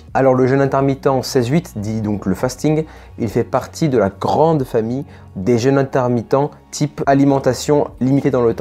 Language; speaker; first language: French; native; French